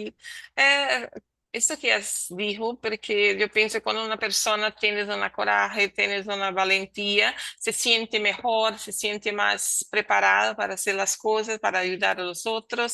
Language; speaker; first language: Spanish; non-native, learner; Portuguese